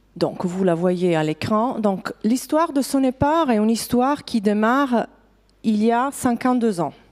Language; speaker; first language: French; non-native, fluent; Italian